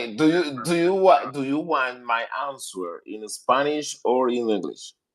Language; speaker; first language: English; non-native, learner; Spanish